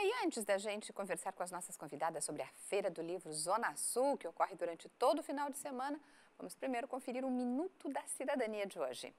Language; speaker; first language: Portuguese; native; Portuguese